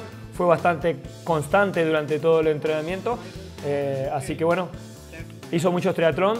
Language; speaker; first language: Spanish; native; Spanish